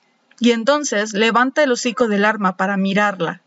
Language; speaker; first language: Spanish; native; Spanish